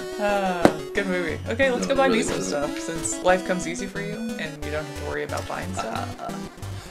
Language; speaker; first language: English; native; English